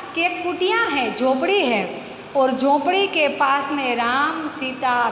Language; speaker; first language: Hindi; non-native, local second language; Gujarati